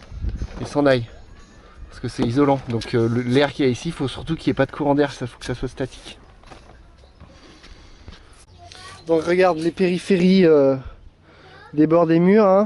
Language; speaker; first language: French; native; French